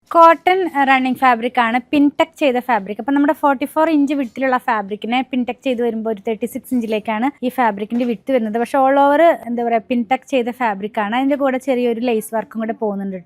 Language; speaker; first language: Malayalam; native; Malayalam